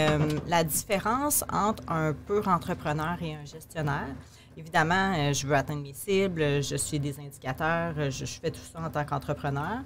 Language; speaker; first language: French; native; French